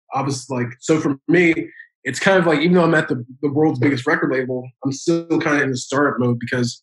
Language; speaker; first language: English; native; English